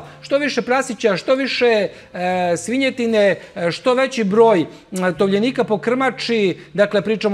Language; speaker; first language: Serbian; native; Serbian